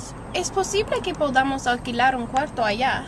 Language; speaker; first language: Spanish; non-native, learner; English